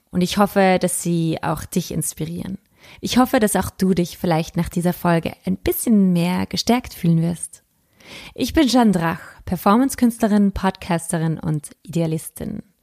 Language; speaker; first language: German; native; German